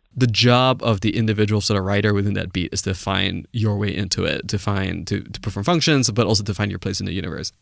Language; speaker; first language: English; non-native, local second language; Chinese